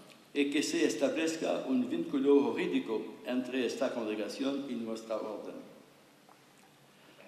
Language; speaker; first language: Spanish; non-native, fluent; French